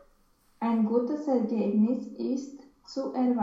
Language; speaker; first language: German; non-native, learner; Romanian